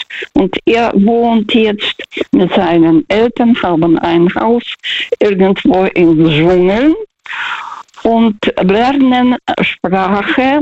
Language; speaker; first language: German; non-native, fluent; Russian